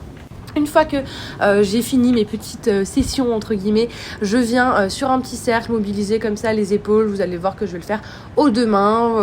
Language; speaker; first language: French; native; French